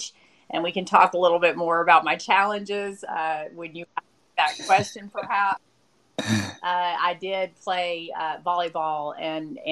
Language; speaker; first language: English; native; English